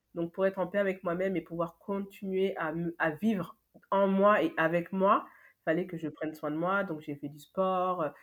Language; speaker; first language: French; native; French